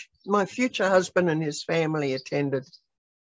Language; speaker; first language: English; native; English